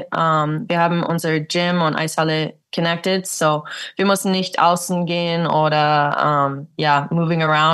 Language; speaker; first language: German; early bilingual, heritage; English